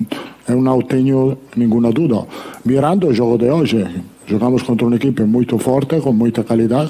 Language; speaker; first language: Portuguese; non-native, learner; Italian